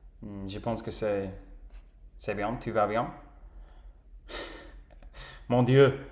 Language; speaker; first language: French; non-native, learner; English